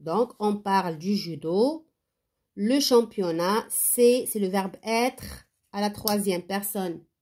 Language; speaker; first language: French; non-native, local second language; Arabic